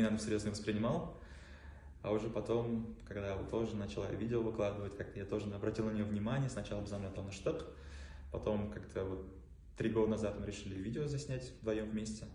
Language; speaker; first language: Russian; non-native, local second language; Tatar